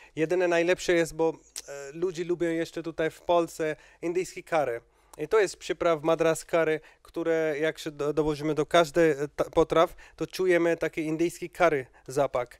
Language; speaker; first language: Polish; non-native, learner; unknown